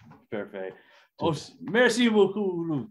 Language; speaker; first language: French; non-native, learner; English